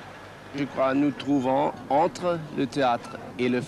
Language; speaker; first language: French; non-native, fluent; German